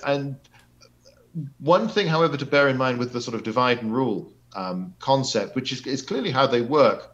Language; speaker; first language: English; native; English